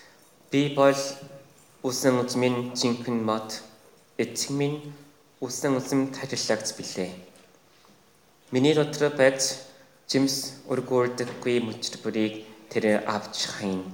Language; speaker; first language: Mongolian; non-native, fluent; Korean